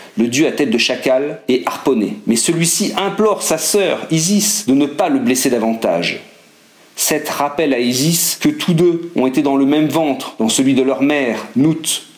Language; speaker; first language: French; native; French